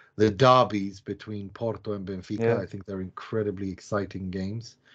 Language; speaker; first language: English; non-native, fluent; Swedish